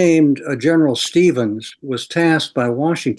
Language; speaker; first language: English; native; English